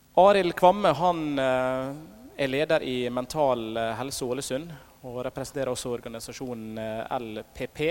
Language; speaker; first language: Norwegian; native; Norwegian